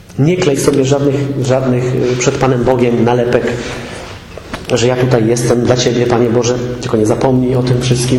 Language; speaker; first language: Polish; native; Polish